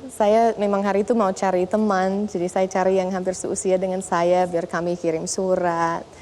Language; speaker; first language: Indonesian; non-native, fluent; English